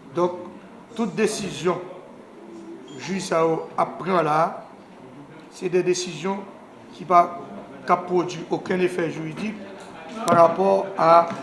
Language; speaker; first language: Haitian Creole; native; Haitian Creole